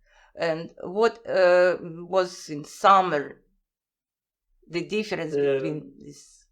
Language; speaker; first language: English; non-native, fluent; Russian